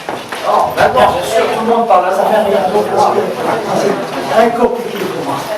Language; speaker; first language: French; non-native, learner; German